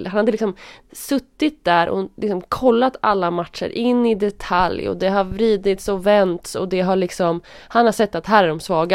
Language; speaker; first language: Swedish; native; Swedish